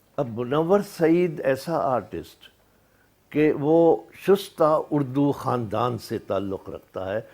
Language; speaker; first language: Urdu; non-native, local second language; Sindhi